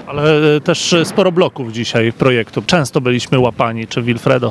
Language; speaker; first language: Polish; native; Polish